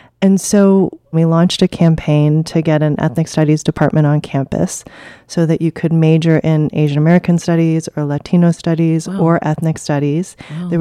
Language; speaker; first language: English; early bilingual, other home language; Chinese